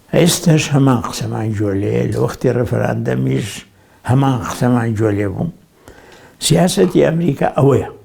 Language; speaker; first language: Central Kurdish; native; Central Kurdish